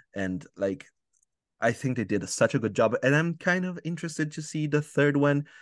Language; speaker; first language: English; non-native, fluent; Italian